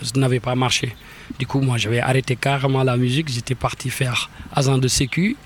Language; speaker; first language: French; non-native, local second language; Wolof